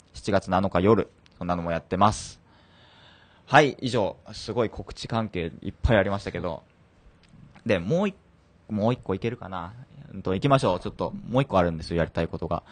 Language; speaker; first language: Japanese; native; Japanese